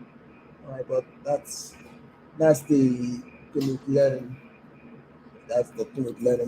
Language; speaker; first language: English; non-native, local second language; Yoruba